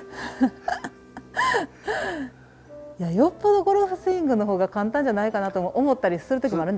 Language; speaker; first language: Japanese; native; Japanese